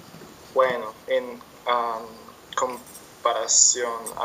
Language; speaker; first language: Spanish; non-native, learner; English